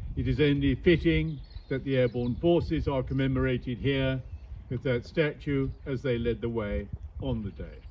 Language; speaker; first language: English; native; English